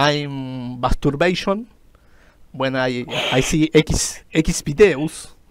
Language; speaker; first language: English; non-native, learner; Spanish